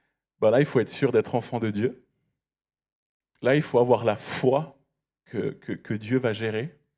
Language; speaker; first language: French; native; French